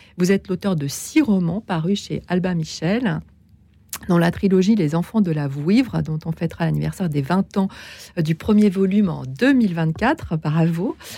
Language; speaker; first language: French; native; French